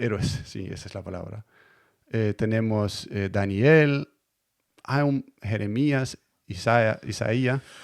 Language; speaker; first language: Spanish; non-native, learner; Danish